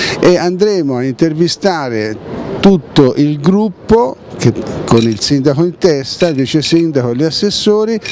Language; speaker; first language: Italian; native; Italian